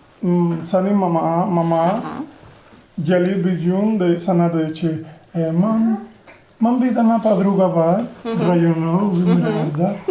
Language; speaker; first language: Turkish; non-native, learner; Spanish